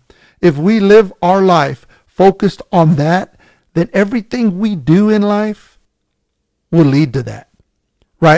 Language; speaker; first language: English; native; English